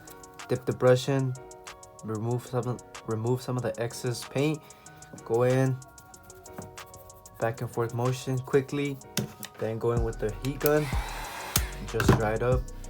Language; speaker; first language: English; native; English